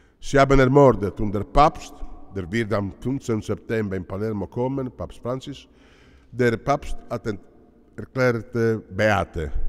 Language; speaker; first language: German; non-native, fluent; Italian